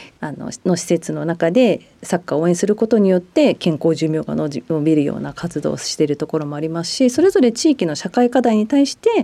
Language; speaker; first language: Japanese; native; Japanese